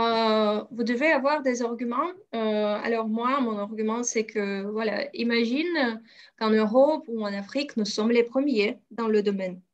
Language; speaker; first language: French; non-native, fluent; Russian